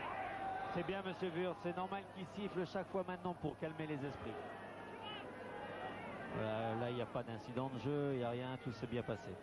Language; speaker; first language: French; native; French